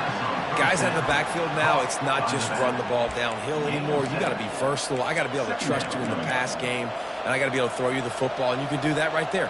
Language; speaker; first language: English; native; English